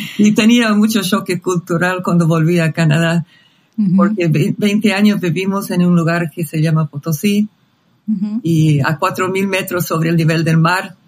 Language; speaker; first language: Spanish; non-native, fluent; English